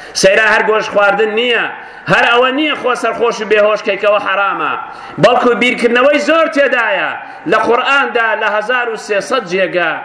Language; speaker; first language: Central Kurdish; native; Central Kurdish